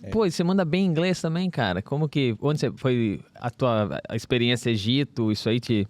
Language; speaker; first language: Portuguese; native; Portuguese